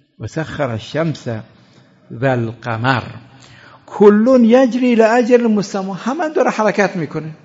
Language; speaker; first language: Persian; non-native, fluent; Arabic